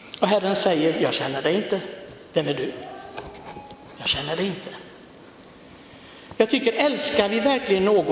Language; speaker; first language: Swedish; non-native, fluent; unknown